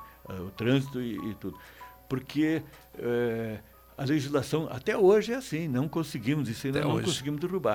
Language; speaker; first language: Portuguese; native; Portuguese